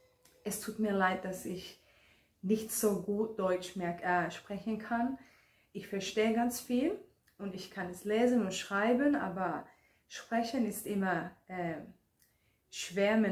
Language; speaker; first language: German; non-native, fluent; Finnish